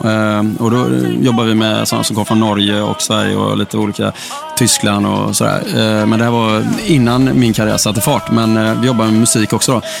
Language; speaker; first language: Swedish; native; Swedish